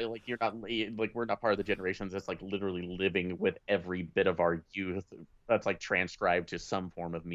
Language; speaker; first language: English; native; English